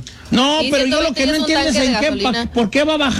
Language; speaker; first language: Spanish; native; Spanish